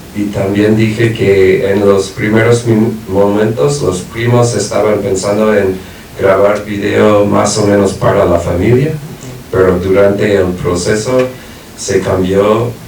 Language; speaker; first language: Spanish; non-native, fluent; English